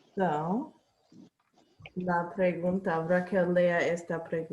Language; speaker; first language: Spanish; non-native, learner; English